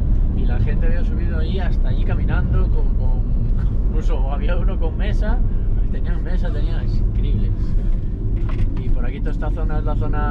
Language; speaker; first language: Spanish; native; Spanish